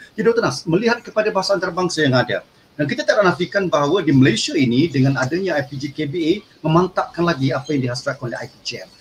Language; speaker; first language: Malay; native; Malay